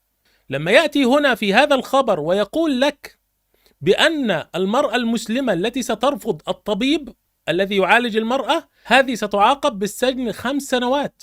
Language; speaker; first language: Arabic; native; Arabic